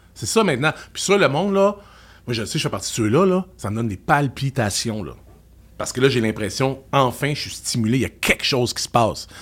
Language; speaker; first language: French; native; French